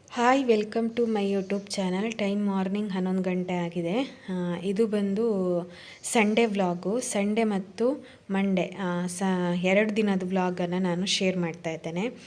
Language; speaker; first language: Kannada; non-native, local second language; Tulu